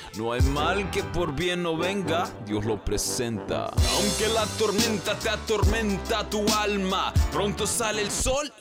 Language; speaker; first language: Spanish; early bilingual, heritage; Spanish